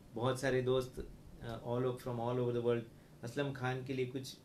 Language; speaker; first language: Hindi; non-native, local second language; Gujarati